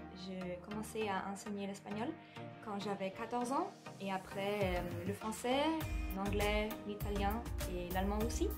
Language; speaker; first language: French; non-native, fluent; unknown